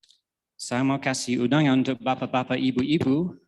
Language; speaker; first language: Indonesian; non-native, fluent; English